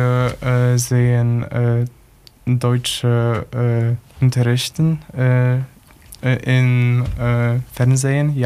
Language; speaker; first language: German; non-native, learner; Polish